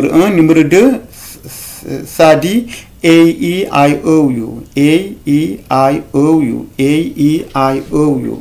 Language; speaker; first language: French; non-native, local second language; Fula